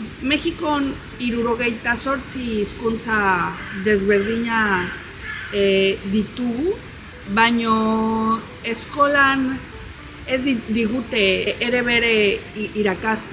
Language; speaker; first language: Basque; non-native, learner; Spanish